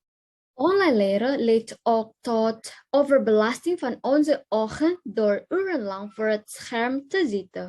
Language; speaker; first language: Dutch; non-native, learner; Indonesian